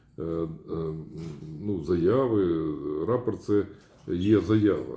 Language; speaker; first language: Ukrainian; native; Ukrainian